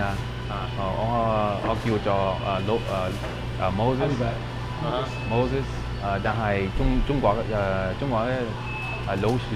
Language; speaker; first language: Cantonese; non-native, learner; English